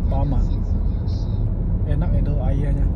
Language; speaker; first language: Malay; non-native, learner; Chinese